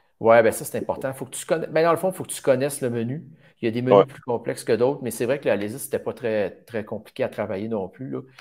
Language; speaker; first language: French; native; French